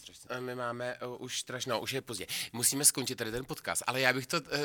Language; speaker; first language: Czech; native; Czech